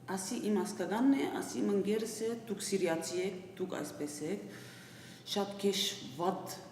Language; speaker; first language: Armenian; early bilingual, heritage; Armenian